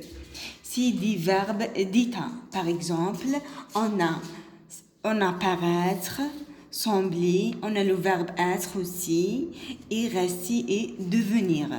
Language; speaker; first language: French; non-native, local second language; Arabic